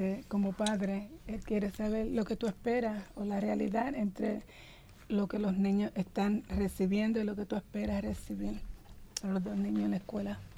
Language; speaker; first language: Spanish; native; Spanish